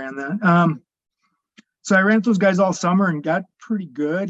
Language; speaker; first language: English; native; English